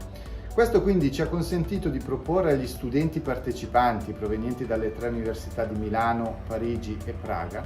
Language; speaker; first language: Italian; native; Italian